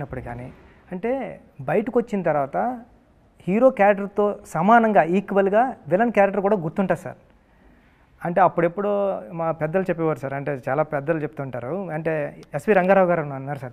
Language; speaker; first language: Telugu; native; Telugu